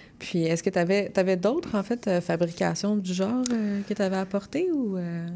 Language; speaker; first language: French; native; French